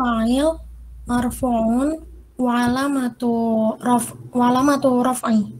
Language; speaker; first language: Arabic; non-native, learner; Indonesian